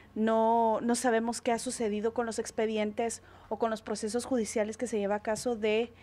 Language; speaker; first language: Spanish; native; Spanish